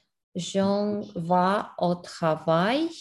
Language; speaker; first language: French; non-native, learner; English